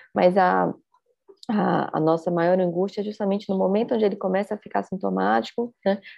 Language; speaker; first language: Portuguese; native; Portuguese